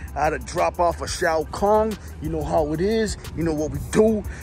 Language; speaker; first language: English; native; English